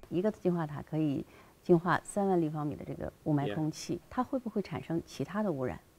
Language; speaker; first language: Chinese; native; Chinese